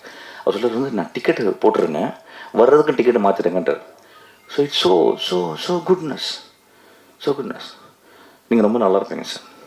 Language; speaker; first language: Tamil; native; Tamil